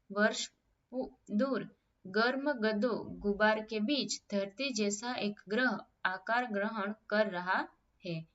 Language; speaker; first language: Hindi; non-native, local second language; Gujarati